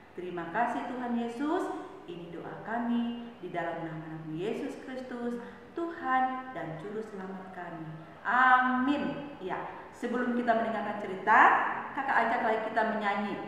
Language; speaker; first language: Indonesian; native; Indonesian